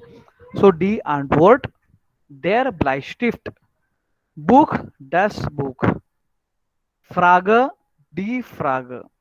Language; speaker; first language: German; non-native, learner; Marathi